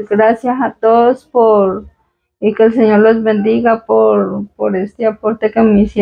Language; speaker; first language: Spanish; native; Spanish